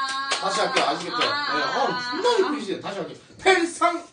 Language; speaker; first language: Korean; native; Korean